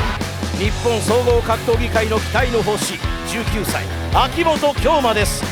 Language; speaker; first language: Japanese; native; Japanese